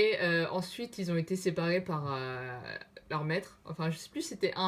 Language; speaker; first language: French; native; French